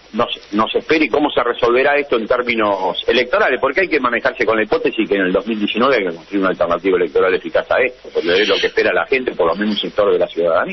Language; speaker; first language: Spanish; native; Spanish